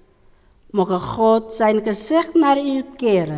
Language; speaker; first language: Dutch; non-native, learner; Indonesian